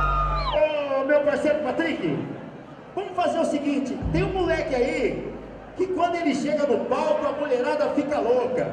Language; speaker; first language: Portuguese; native; Portuguese